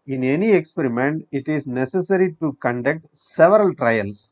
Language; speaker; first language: English; non-native, local second language; Tamil